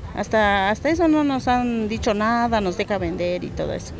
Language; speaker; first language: Spanish; native; Spanish